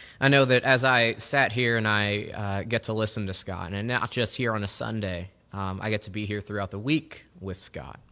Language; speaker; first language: English; native; English